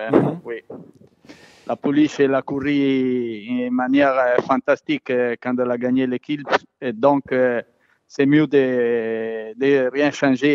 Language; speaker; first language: French; non-native, learner; Italian